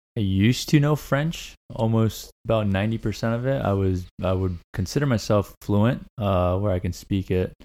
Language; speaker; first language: English; native; English